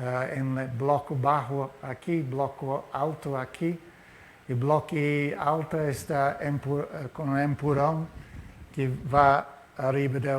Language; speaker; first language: Portuguese; non-native, learner; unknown